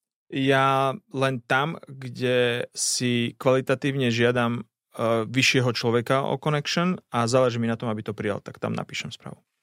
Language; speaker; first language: Slovak; native; Slovak